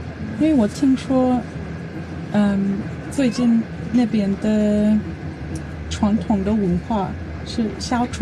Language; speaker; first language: Chinese; non-native, learner; English